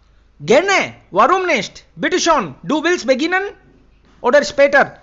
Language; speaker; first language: German; non-native, fluent; Hindi